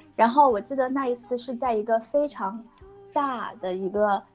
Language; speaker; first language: Chinese; native; Chinese